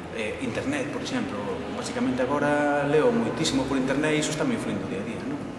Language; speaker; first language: Galician; non-native, local second language; Spanish